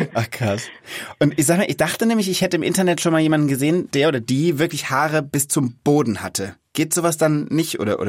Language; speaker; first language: German; native; German